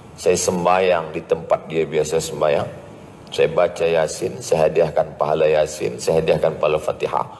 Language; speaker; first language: Malay; native; Malay